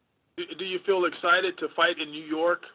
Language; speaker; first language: English; native; English